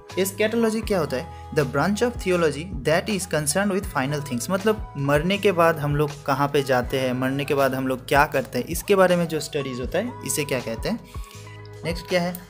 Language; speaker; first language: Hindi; non-native, local second language; Bangla